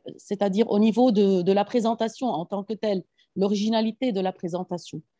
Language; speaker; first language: French; non-native, local second language; Arabic